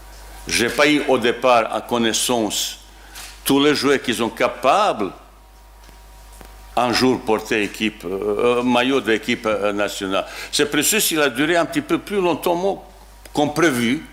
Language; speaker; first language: French; non-native, learner; Bosnian